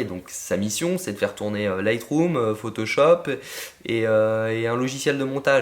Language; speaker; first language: French; native; French